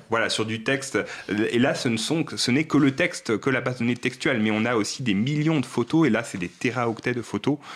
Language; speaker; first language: French; native; French